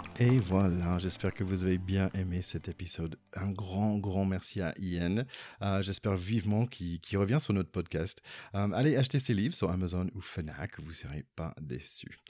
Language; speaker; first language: French; non-native, fluent; English